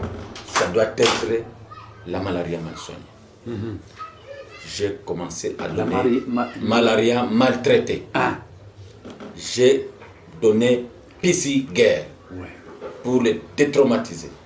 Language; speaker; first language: French; non-native, local second language; Swahili